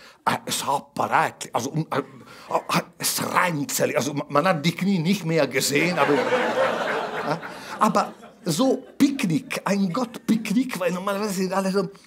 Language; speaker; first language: German; non-native, fluent; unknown